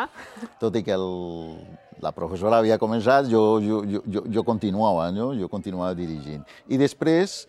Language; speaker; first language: Catalan; non-native, fluent; Spanish